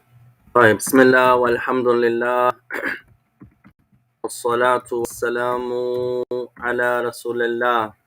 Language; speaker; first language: Arabic; non-native, fluent; English